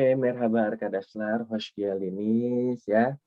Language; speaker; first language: Turkish; non-native, fluent; Indonesian